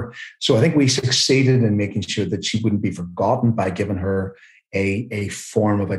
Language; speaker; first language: English; native; English